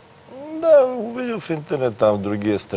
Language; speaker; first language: Russian; non-native, learner; Bulgarian